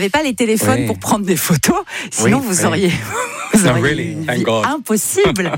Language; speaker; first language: French; native; French